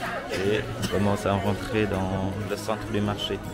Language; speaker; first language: French; non-native, fluent; Vietnamese